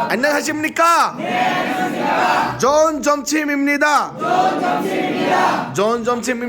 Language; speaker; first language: Korean; non-native, fluent; Bangla